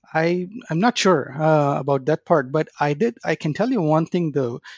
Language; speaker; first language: English; non-native, local second language; Tamil